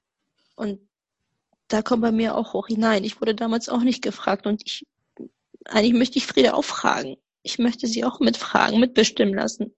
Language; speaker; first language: German; native; German